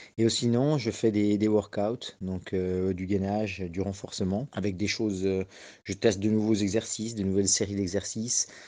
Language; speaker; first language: French; native; French